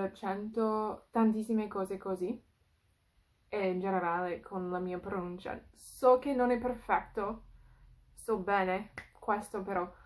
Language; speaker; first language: Italian; non-native, fluent; English